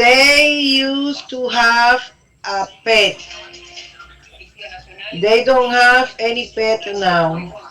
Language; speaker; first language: English; non-native, learner; Spanish